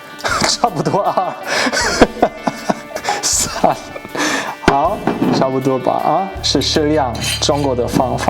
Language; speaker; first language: Chinese; non-native, fluent; German